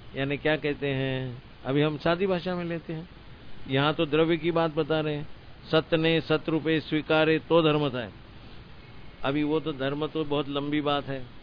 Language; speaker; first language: Hindi; non-native, local second language; Gujarati